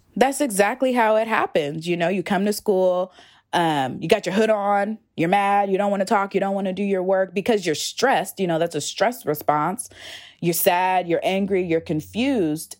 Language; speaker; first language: English; native; English